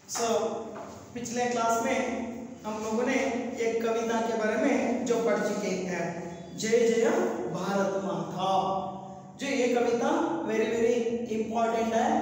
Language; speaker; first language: Hindi; non-native, local second language; Kannada